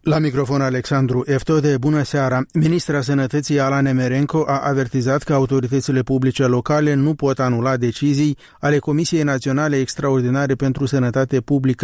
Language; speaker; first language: Romanian; native; Romanian